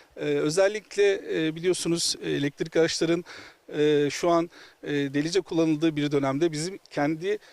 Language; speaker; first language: Turkish; native; Turkish